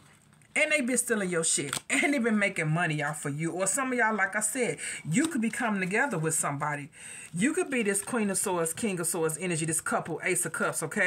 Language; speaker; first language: English; native; English